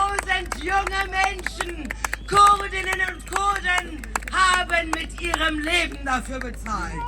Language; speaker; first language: German; early bilingual, other home language; Kurdish